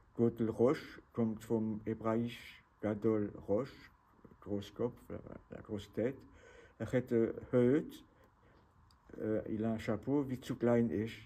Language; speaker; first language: German; non-native, local second language; Swiss German